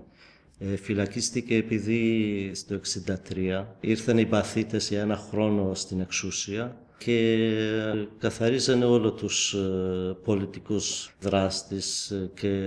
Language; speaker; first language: Greek; non-native, fluent; Kurdish